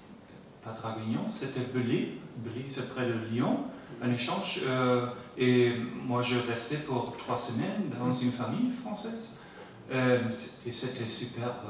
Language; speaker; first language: French; non-native, learner; German